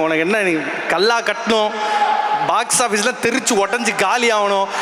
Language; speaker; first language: Tamil; native; Tamil